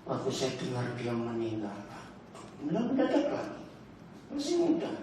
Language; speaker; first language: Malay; non-native, local second language; Javanese